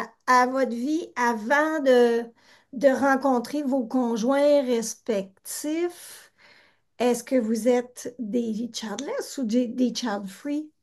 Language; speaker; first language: French; native; French